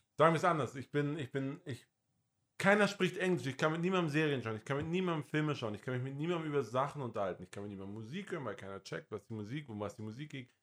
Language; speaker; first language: German; non-native, fluent; English